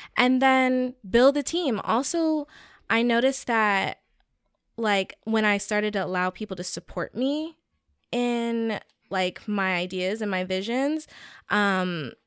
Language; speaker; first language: English; native; English